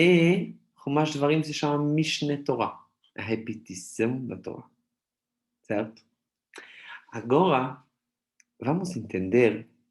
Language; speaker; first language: Portuguese; non-native, fluent; Hebrew